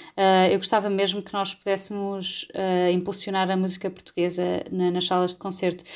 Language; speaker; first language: Portuguese; native; Portuguese